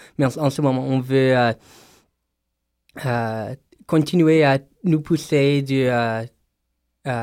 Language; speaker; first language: French; non-native, local second language; English